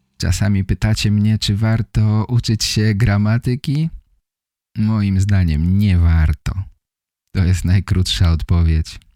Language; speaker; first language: Polish; native; Polish